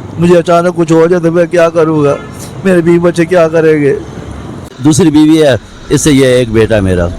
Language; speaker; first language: Urdu; non-native, local second language; Pashto